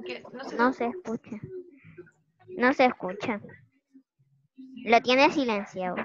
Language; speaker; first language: Spanish; native; Spanish